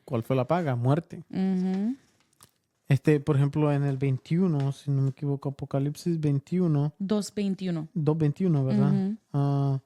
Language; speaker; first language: Spanish; early bilingual, heritage; Spanish